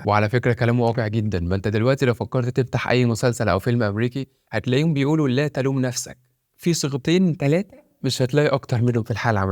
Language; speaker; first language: Arabic; native; Arabic